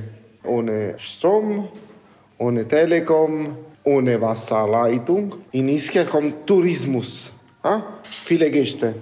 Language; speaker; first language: German; non-native, learner; Italian